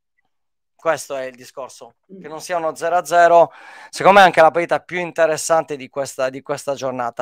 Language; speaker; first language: Italian; native; Italian